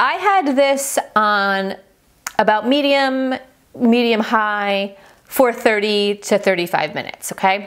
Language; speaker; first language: English; non-native, fluent; Persian